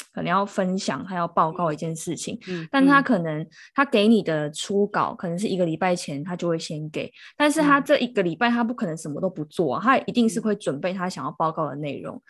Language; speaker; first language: Chinese; native; Chinese